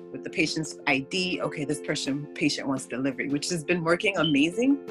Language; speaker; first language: English; non-native, fluent; Haitian Creole